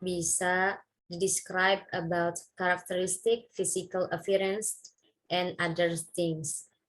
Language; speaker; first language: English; non-native, learner; Indonesian